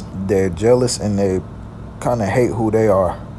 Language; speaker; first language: English; native; English